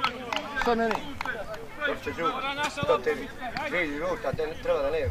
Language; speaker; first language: Serbian; native; Serbian